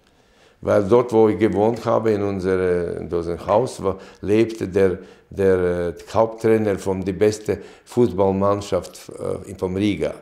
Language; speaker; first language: German; non-native, fluent; Latvian